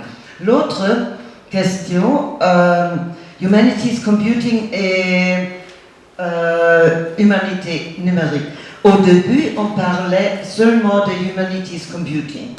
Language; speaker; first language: French; non-native, fluent; German